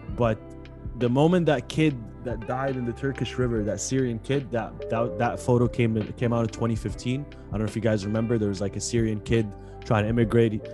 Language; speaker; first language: English; early bilingual, other home language; Arabic